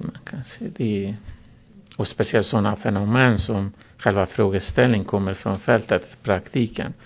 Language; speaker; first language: Swedish; non-native, fluent; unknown